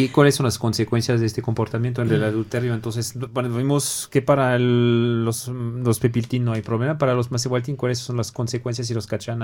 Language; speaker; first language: Spanish; non-native, fluent; French